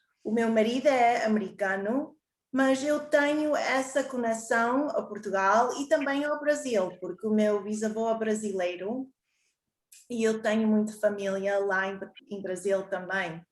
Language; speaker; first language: Portuguese; early bilingual, heritage; Portuguese